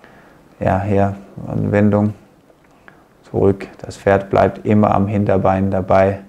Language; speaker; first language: German; non-native, fluent; Danish